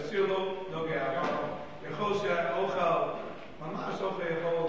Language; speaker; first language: Hebrew; non-native, learner; English